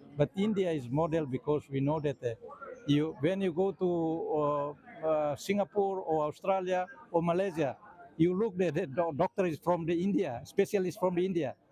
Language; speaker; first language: English; non-native, learner; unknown